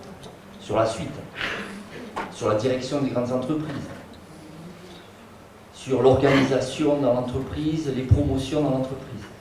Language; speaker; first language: French; native; French